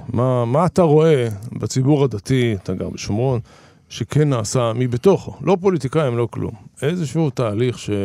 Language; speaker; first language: Hebrew; native; Hebrew